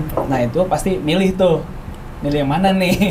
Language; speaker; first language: Indonesian; native; Indonesian